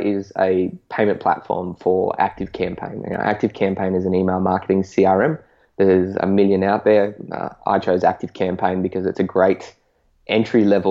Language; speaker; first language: English; native; English